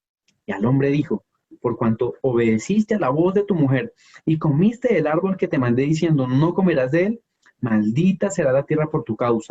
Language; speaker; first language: Spanish; native; Spanish